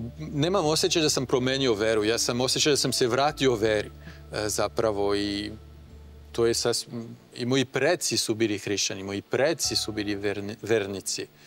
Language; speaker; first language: Croatian; non-native, fluent; French